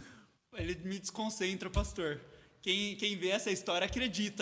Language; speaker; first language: Portuguese; native; Portuguese